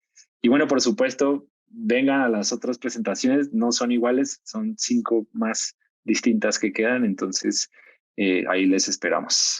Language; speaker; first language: Spanish; native; Spanish